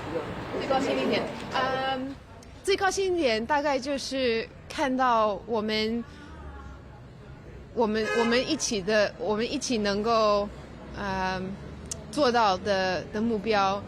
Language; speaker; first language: Chinese; early bilingual, heritage; English